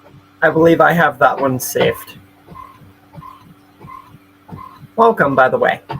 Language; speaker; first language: English; native; English